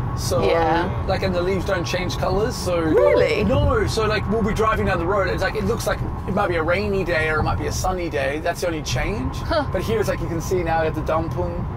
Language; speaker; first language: English; native; English